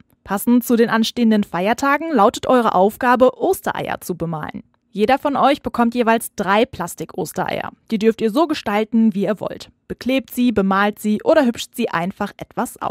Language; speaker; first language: German; native; German